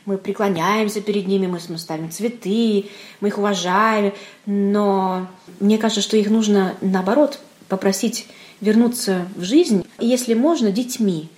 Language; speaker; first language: Russian; non-native, local second language; Romanian